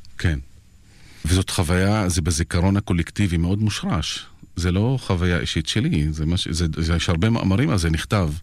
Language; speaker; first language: Hebrew; non-native, local second language; Arabic